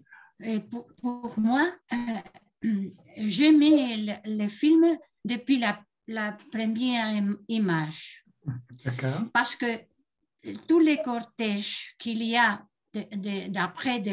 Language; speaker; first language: French; non-native, fluent; Spanish